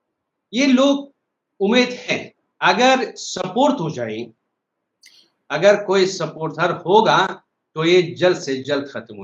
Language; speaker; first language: Hindi; non-native, fluent; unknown